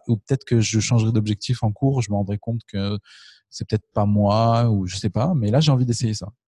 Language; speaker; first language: French; native; French